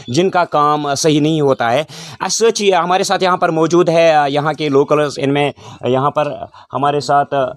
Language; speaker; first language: Urdu; non-native, local second language; Kashmiri